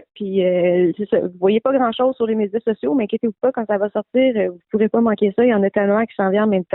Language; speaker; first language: French; native; French